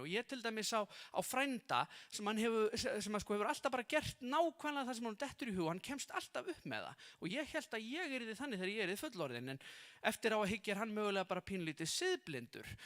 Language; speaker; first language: Icelandic; native; Icelandic